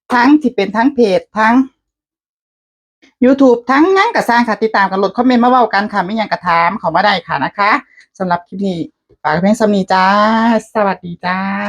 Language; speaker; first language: Thai; native; Thai